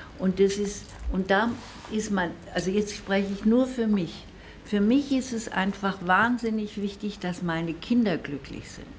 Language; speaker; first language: German; native; German